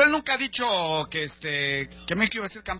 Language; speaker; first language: Spanish; native; Spanish